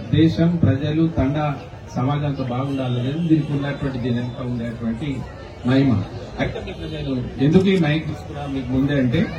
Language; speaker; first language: Telugu; non-native, local second language; Lambadi